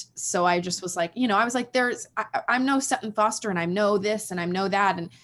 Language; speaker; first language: English; early bilingual, other home language; Spanish